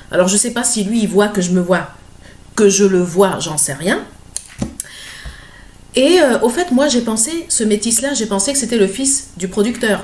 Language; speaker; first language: French; native; French